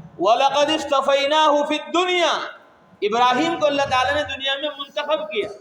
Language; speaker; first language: Urdu; native; Urdu